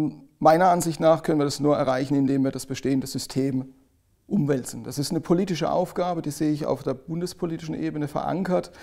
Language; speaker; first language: German; native; German